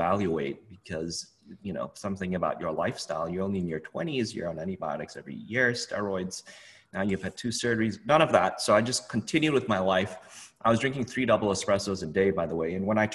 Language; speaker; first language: English; non-native, local second language; Cantonese